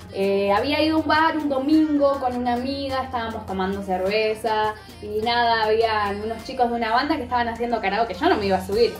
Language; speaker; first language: Spanish; native; Spanish